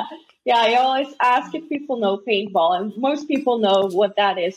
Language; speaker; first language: English; non-native, fluent; Dutch